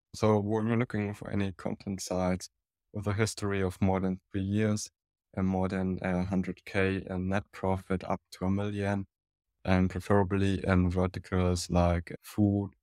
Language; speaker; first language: English; non-native, fluent; German